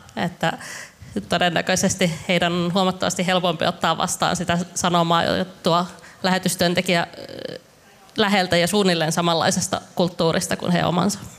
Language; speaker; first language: Finnish; native; Finnish